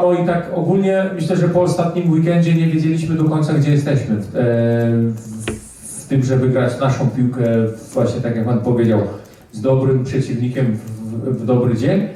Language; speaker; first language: Polish; early bilingual, heritage; Polish